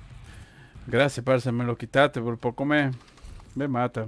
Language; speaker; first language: Spanish; native; Spanish